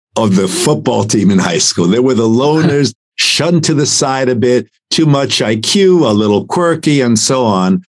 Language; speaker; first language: English; non-native, fluent; Italian